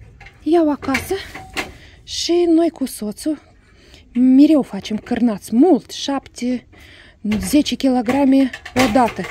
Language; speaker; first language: Romanian; non-native, learner; Russian